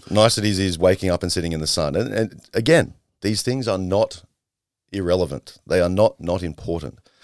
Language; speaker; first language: English; native; English